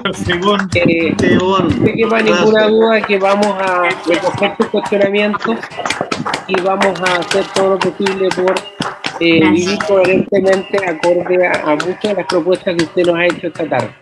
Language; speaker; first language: Spanish; native; Spanish